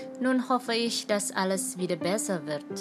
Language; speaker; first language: German; non-native, learner; Indonesian